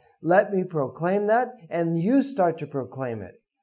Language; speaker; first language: English; native; English